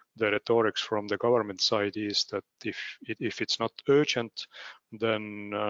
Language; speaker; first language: English; non-native, fluent; Estonian